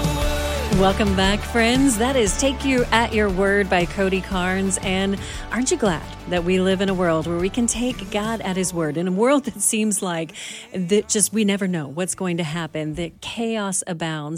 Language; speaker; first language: English; native; English